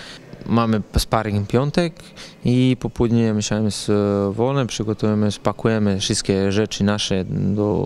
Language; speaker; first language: Polish; non-native, learner; Serbian